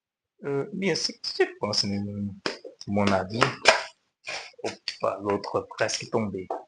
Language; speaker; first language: French; non-native, learner; Portuguese